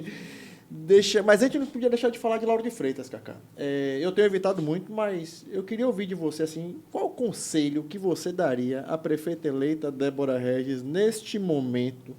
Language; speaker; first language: Portuguese; native; Portuguese